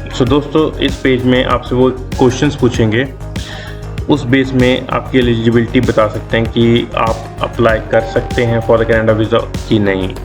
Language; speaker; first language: Hindi; non-native, local second language; Punjabi